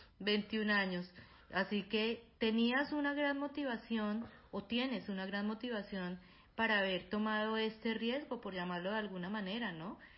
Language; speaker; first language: Spanish; native; Spanish